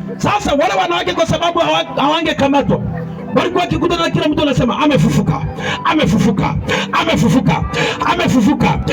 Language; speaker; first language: Swahili; non-native, local second language; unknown